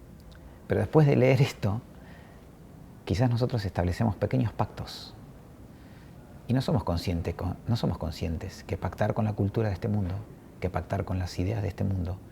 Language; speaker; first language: Spanish; native; Spanish